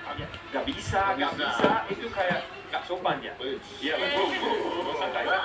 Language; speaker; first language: Indonesian; non-native, learner; English